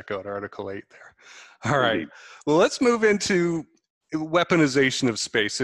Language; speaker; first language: English; native; English